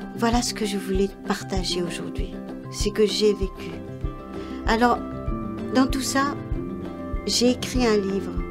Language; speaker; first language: French; non-native, local second language; Morisyen